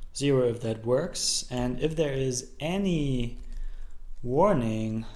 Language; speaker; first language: English; non-native, fluent; German